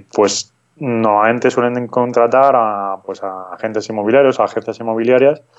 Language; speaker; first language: Spanish; native; Spanish